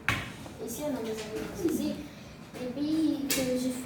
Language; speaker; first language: French; non-native, learner; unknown